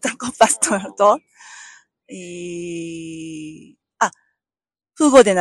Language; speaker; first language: Spanish; non-native, learner; Japanese